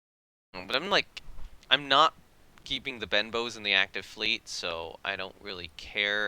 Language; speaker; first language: English; native; English